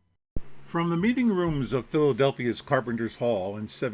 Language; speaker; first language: English; native; English